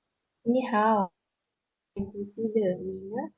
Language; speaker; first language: Chinese; non-native, learner; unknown